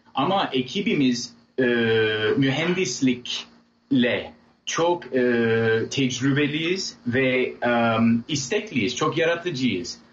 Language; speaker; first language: Turkish; non-native, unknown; English